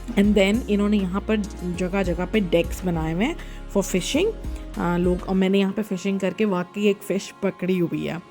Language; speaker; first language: Urdu; native; Urdu